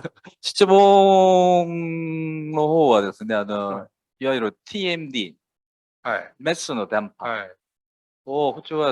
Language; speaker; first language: Japanese; non-native, local second language; Korean